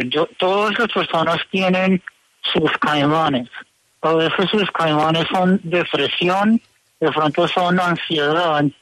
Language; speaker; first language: Spanish; early bilingual, heritage; Spanish